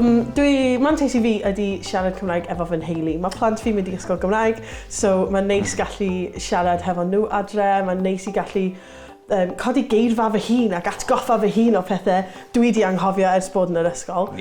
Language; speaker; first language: Welsh; non-native, local second language; English